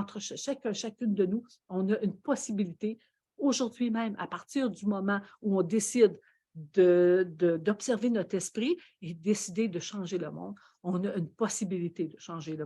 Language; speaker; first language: French; native; French